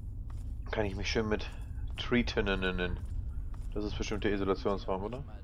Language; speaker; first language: German; native; German